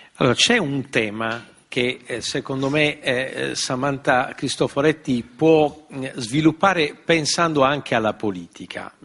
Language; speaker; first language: Italian; native; Italian